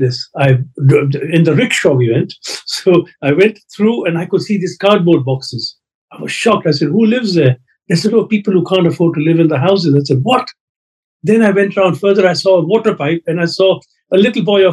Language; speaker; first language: English; non-native, local second language; Sindhi